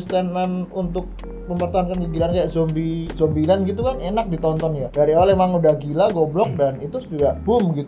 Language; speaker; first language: Indonesian; native; Indonesian